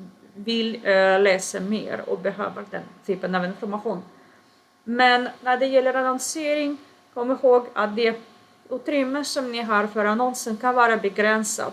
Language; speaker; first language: Swedish; non-native, fluent; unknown